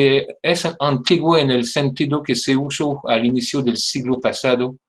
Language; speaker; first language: Spanish; non-native, fluent; French